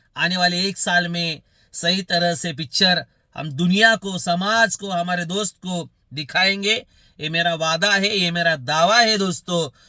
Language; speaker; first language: Hindi; non-native, local second language; Marathi